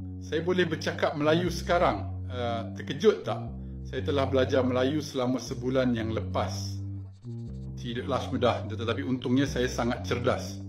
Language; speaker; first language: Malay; non-native, learner; French